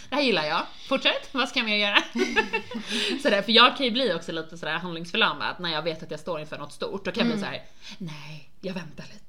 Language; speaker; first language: Swedish; native; Swedish